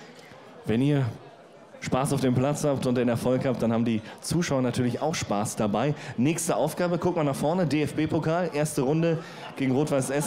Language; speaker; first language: German; native; German